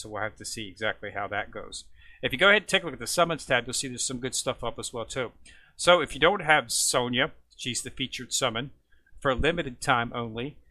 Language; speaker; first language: English; native; English